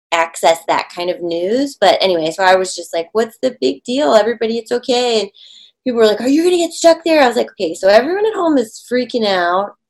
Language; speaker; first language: English; native; English